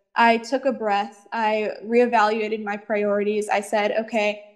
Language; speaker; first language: English; native; English